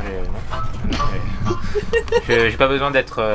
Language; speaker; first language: French; native; French